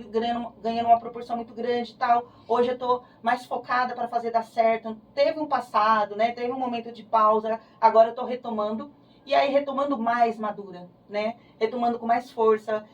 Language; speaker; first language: Portuguese; native; Portuguese